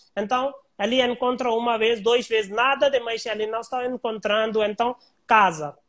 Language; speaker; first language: Portuguese; non-native, learner; Hindi